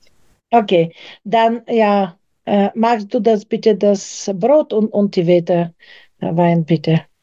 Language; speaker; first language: German; non-native, fluent; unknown